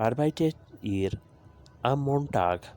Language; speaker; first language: German; non-native, fluent; Urdu